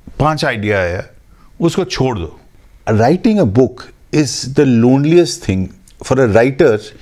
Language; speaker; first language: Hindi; non-native, local second language; Bangla